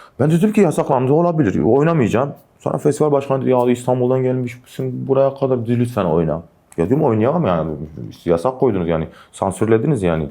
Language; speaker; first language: Turkish; non-native, local second language; Kurdish